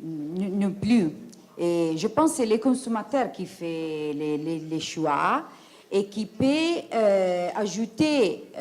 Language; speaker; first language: French; non-native, fluent; Italian